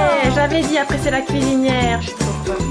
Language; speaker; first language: French; native; French